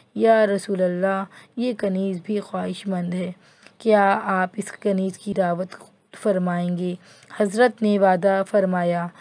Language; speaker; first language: Urdu; native; Urdu